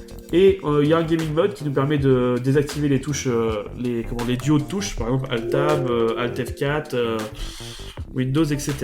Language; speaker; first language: French; native; French